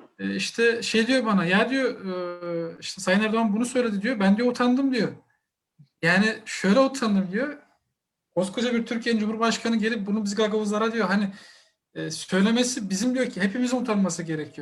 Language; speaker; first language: Turkish; native; Turkish